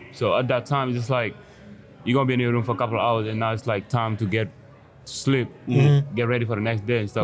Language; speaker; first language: English; non-native, fluent; Wolof